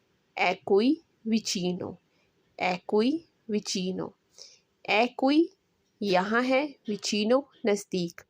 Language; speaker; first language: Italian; non-native, learner; Urdu